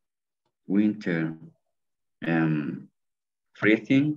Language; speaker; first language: English; non-native, learner; Spanish